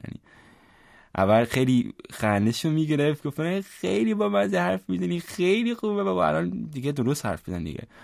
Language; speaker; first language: Persian; non-native, fluent; German